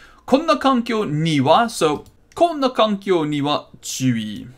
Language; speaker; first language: Japanese; non-native, fluent; English